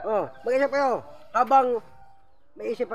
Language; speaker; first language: Filipino; non-native, local second language; Cebuano